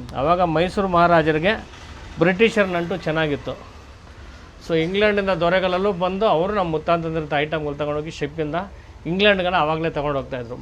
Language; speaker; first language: Kannada; non-native, local second language; Tamil